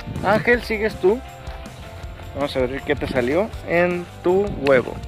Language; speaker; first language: Spanish; native; Spanish